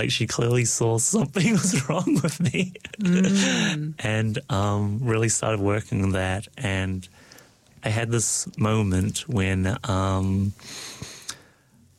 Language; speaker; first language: English; non-native, local second language; Cantonese